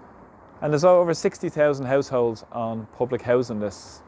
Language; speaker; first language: English; native; English